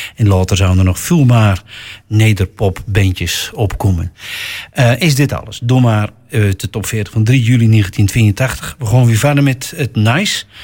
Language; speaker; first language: Dutch; native; Dutch